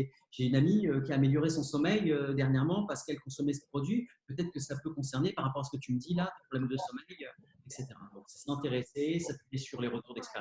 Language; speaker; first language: French; native; French